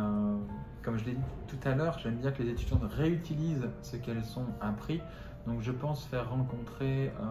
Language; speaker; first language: French; non-native, fluent; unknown